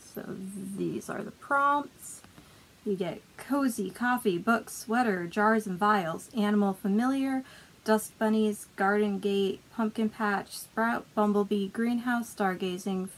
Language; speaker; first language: English; native; English